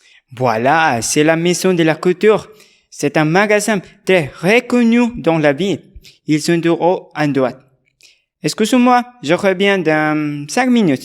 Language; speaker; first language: French; non-native, learner; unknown